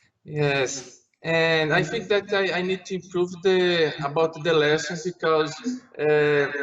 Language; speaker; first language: English; non-native, learner; Portuguese